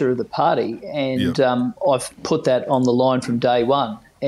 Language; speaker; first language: English; native; English